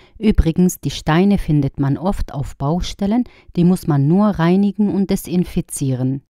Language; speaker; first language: German; non-native, fluent; Arabic